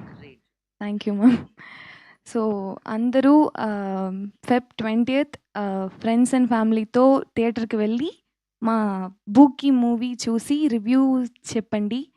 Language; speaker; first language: Telugu; non-native, local second language; Tamil